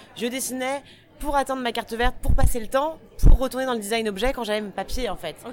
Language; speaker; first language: French; native; French